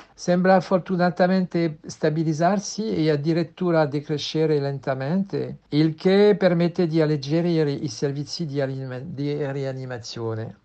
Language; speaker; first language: Italian; non-native, fluent; French